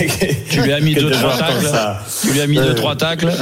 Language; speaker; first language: French; native; French